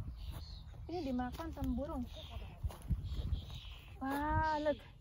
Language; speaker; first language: Indonesian; native; Indonesian